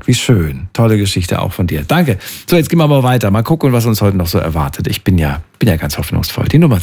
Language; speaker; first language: German; native; German